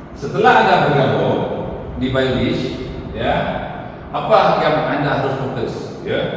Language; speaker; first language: Malay; native; Malay